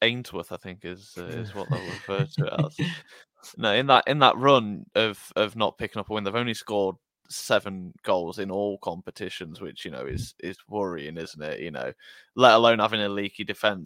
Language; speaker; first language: English; native; English